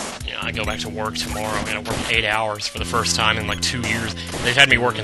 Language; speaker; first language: English; native; English